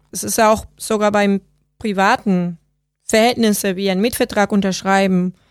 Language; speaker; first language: German; non-native, fluent; Spanish